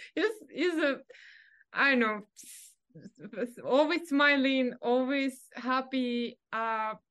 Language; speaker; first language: English; non-native, fluent; Russian